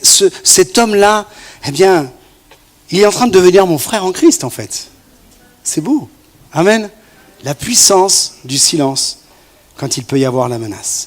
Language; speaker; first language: French; native; French